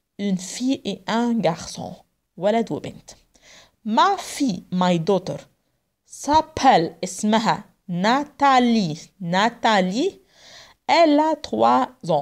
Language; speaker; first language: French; non-native, fluent; Arabic